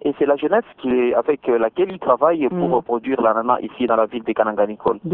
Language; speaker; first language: French; non-native, local second language; Luba-Lulua